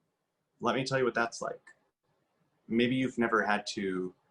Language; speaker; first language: English; native; English